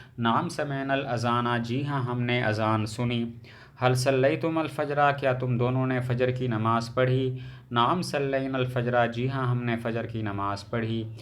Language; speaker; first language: Urdu; native; Urdu